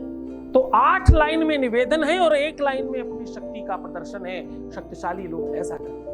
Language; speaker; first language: Hindi; native; Hindi